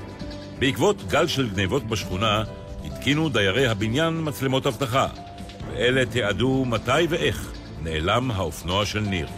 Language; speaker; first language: Hebrew; native; Hebrew